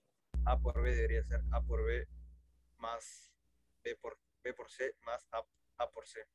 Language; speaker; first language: Spanish; native; Spanish